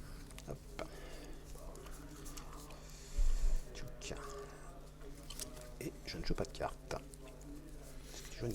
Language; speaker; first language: French; native; French